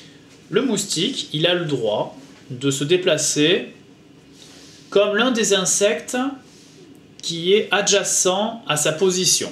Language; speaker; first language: French; native; French